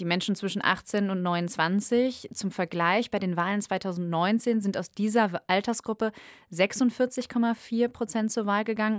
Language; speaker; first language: German; native; German